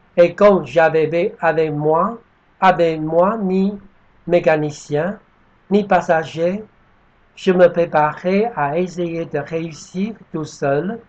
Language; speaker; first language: French; non-native, fluent; Chinese